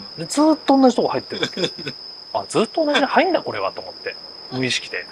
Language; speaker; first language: Japanese; native; Japanese